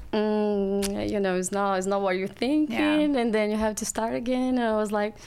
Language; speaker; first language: English; non-native, learner; Portuguese